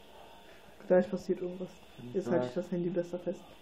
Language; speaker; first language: German; native; German